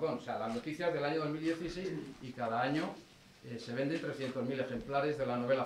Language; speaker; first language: Spanish; native; Spanish